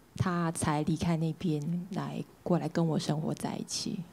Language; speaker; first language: Chinese; native; Chinese